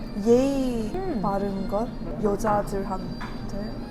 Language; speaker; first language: Korean; non-native, fluent; Hindi